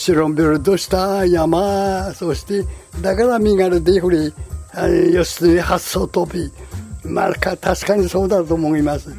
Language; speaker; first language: Japanese; native; Japanese